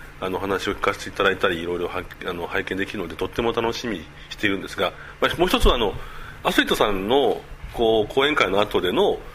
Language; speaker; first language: Japanese; native; Japanese